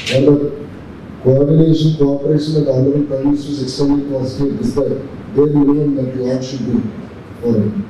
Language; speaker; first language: English; non-native, local second language; Telugu